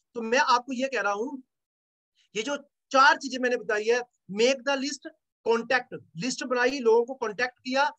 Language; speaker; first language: Hindi; native; Hindi